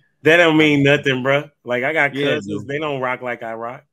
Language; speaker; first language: English; native; English